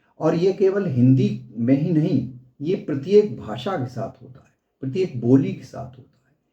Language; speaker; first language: Hindi; native; Hindi